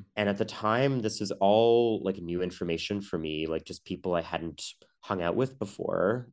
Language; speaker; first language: English; native; English